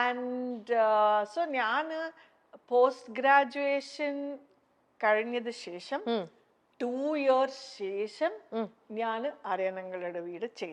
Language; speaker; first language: Malayalam; non-native, local second language; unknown